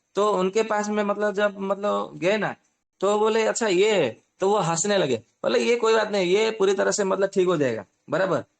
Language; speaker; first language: Hindi; non-native, local second language; Odia